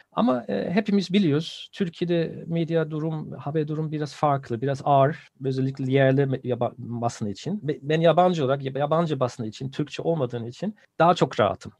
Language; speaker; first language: Turkish; non-native, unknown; German